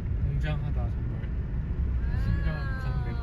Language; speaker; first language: Korean; native; Korean